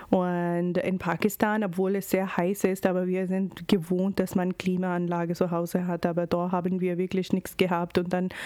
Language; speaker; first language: German; non-native, learner; Urdu